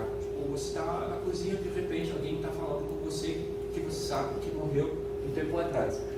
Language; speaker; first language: Portuguese; non-native, fluent; German